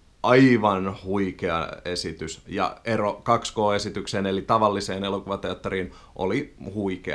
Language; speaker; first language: Finnish; native; Finnish